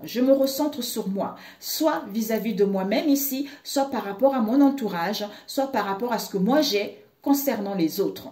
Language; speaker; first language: French; native; French